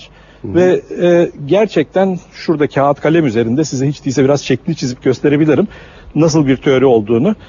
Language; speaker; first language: Turkish; native; Turkish